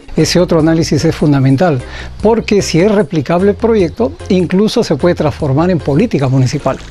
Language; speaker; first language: Spanish; native; Spanish